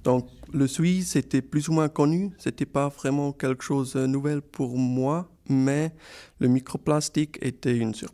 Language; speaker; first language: French; non-native, local second language; German